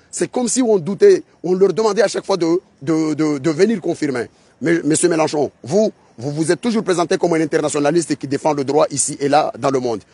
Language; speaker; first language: French; non-native, local second language; Ngazidja Comorian